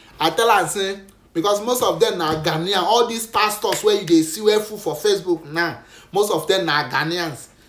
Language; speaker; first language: Nigerian Pidgin; native; Nigerian Pidgin